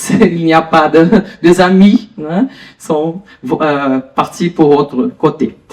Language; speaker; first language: French; non-native, learner; Portuguese